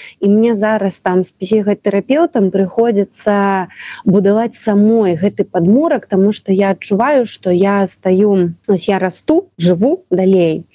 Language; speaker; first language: Belarusian; non-native, local second language; Russian